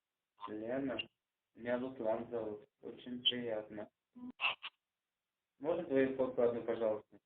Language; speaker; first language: Russian; non-native, local second language; Tajik